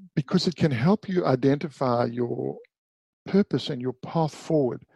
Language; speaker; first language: English; native; English